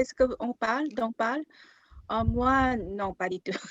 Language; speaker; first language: French; non-native, fluent; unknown